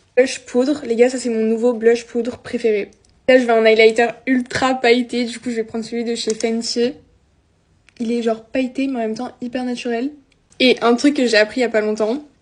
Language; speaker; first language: French; native; French